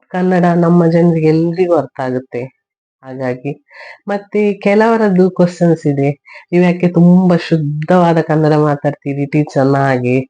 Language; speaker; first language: Kannada; non-native, local second language; Tulu